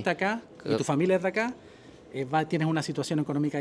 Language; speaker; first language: Spanish; native; Spanish